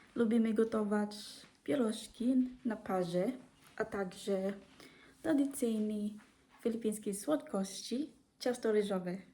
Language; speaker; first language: Polish; non-native, learner; Filipino